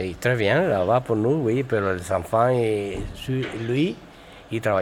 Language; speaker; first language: French; non-native, learner; Spanish